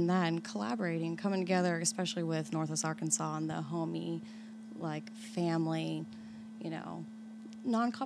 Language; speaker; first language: English; native; English